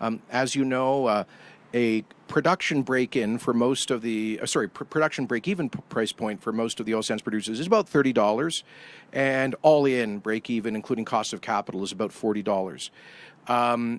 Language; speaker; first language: English; native; English